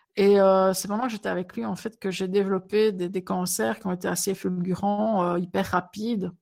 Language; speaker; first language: French; native; French